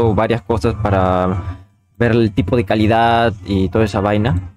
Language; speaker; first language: Spanish; native; Spanish